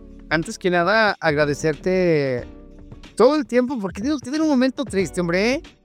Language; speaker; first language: Spanish; native; Spanish